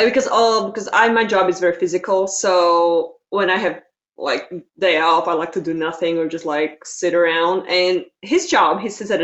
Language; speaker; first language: English; non-native, fluent; Slovak